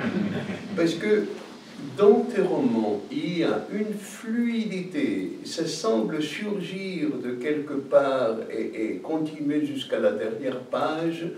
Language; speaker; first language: French; non-native, fluent; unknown